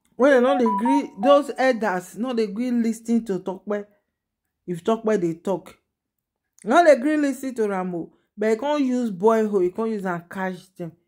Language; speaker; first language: Nigerian Pidgin; non-native, local second language; Yoruba